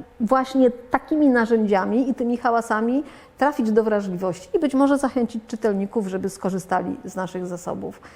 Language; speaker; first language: Polish; native; Polish